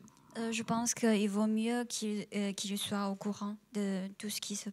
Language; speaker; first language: French; non-native, fluent; Chinese